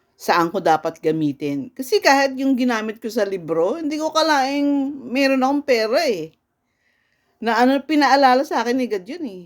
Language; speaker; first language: Filipino; native; Filipino